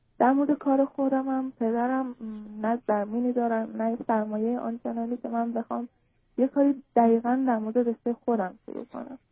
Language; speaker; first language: Persian; non-native, local second language; Azerbaijani